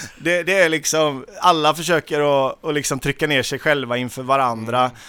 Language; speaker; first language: Swedish; native; Swedish